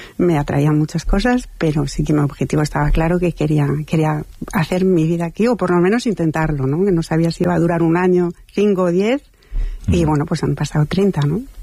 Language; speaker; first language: Spanish; non-native, fluent; French